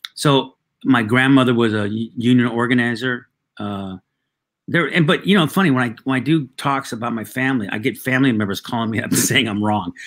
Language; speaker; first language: English; early bilingual, other home language; Spanish